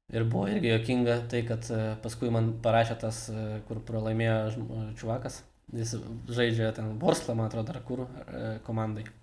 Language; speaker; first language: Lithuanian; non-native, local second language; Russian